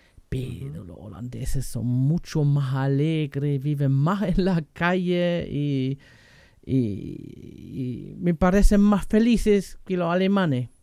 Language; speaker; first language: Spanish; non-native, fluent; German